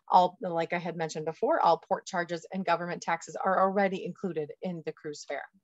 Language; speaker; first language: English; native; English